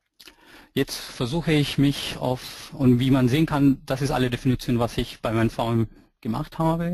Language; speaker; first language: German; non-native, fluent; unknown